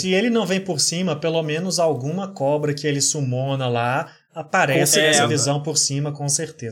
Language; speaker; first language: Portuguese; native; Portuguese